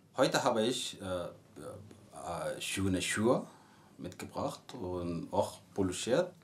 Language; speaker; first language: German; non-native, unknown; Arabic